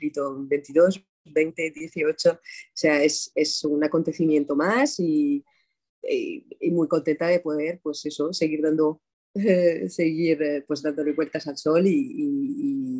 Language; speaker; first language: Spanish; non-native, fluent; Arabic